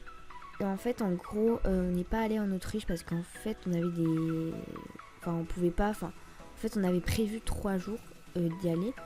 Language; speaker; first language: French; native; French